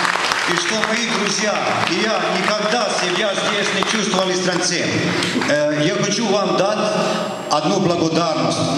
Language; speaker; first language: Russian; non-native, learner; Serbian